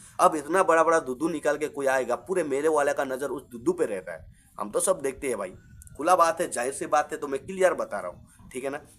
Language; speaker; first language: Hindi; non-native, local second language; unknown